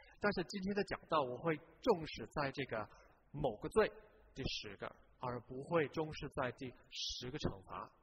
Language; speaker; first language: Chinese; non-native, fluent; English